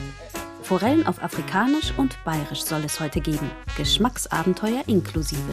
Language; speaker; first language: German; native; German